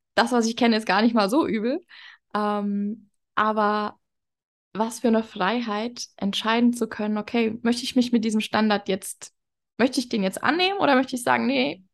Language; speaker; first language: German; native; German